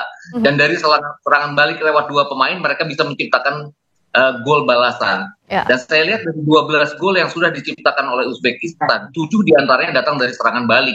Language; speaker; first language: Indonesian; native; Indonesian